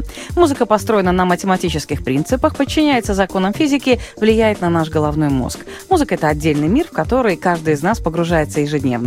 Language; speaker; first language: Russian; native; Russian